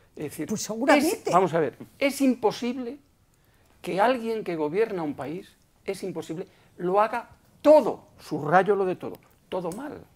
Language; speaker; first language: Spanish; native; Spanish